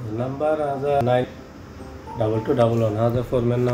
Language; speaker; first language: Arabic; non-native, learner; Hindi